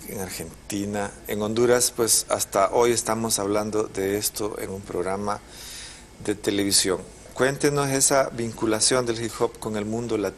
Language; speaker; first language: Spanish; native; Spanish